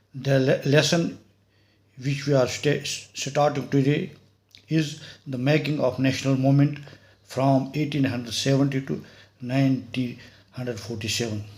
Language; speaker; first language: English; non-native, local second language; Urdu